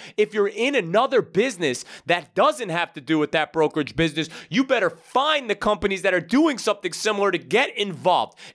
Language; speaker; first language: English; non-native, fluent; Hebrew